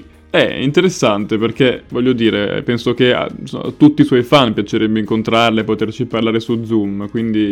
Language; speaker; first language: Italian; native; Italian